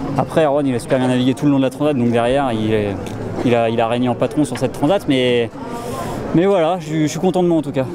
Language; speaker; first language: French; native; French